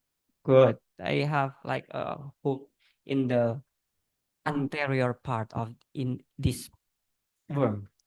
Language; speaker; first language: English; non-native, learner; Indonesian